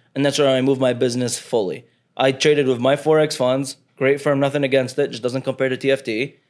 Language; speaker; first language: English; early bilingual, other home language; Arabic